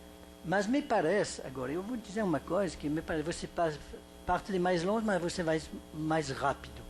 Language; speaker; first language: Portuguese; non-native, fluent; French